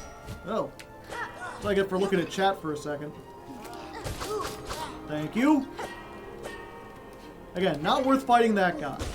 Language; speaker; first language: English; native; English